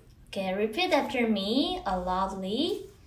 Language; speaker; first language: English; non-native, fluent; Korean